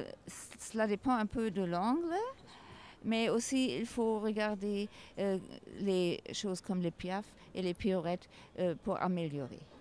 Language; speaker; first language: French; non-native, learner; German